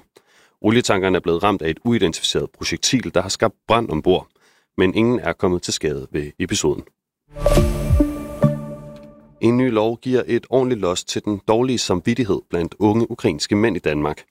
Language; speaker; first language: Danish; native; Danish